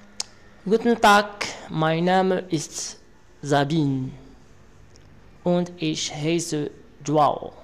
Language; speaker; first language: German; non-native, learner; Arabic